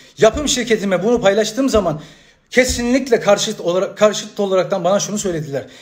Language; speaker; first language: Turkish; native; Turkish